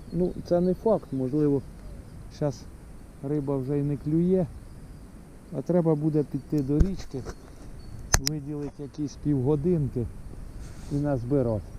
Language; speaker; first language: Ukrainian; native; Ukrainian